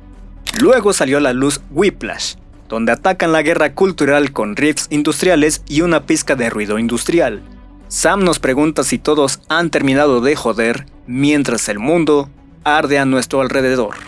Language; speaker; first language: Spanish; native; Spanish